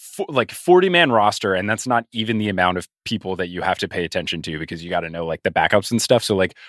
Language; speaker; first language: English; native; English